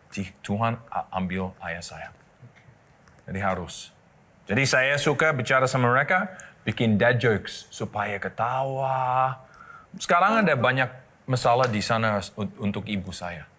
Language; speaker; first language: Indonesian; non-native, learner; English